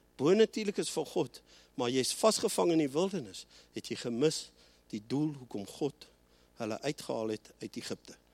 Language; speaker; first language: Afrikaans; native; Afrikaans